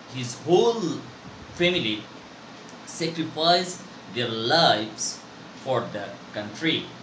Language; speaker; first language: English; non-native, local second language; Bangla